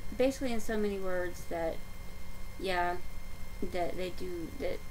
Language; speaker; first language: English; native; English